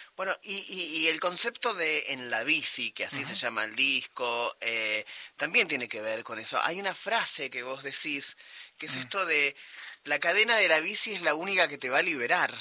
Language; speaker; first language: Spanish; native; Spanish